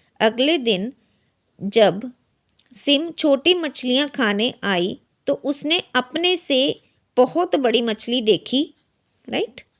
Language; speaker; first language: Hindi; native; Hindi